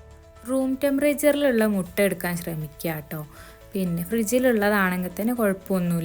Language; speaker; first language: Malayalam; native; Malayalam